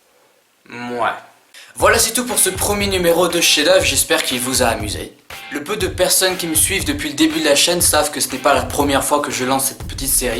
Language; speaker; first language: French; native; French